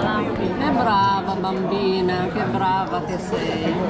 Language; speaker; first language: Italian; non-native, fluent; Filipino